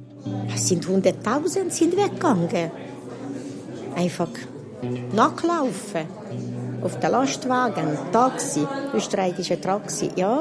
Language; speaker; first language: German; non-native, learner; Hungarian